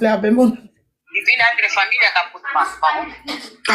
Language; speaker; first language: German; non-native, learner; Nigerian Pidgin